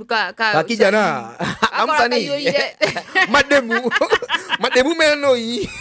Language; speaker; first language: Swahili; non-native, local second language; Kikuyu